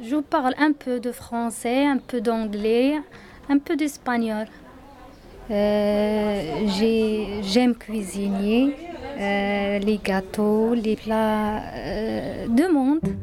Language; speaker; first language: French; non-native, learner; Berber languages